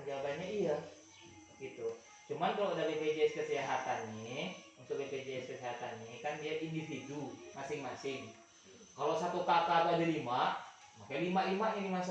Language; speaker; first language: Malay; native; Malay